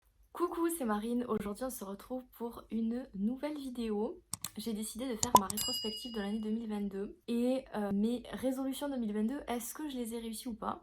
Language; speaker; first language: French; native; French